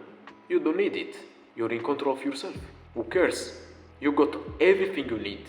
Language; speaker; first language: English; non-native, fluent; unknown